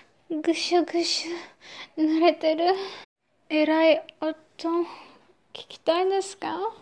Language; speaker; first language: Japanese; non-native, learner; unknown